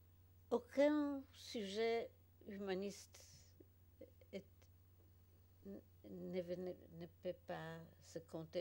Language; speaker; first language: French; non-native, fluent; Polish